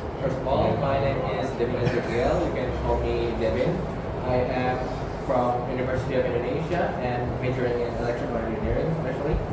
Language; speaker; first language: English; non-native, fluent; Indonesian